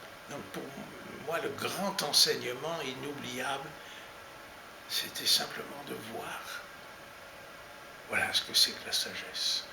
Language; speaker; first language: French; native; French